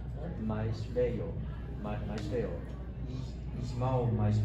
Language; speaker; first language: Portuguese; non-native, learner; English